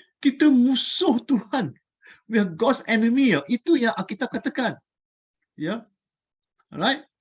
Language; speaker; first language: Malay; non-native, local second language; Chinese